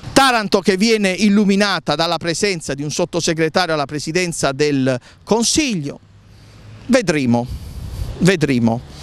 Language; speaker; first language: Italian; native; Italian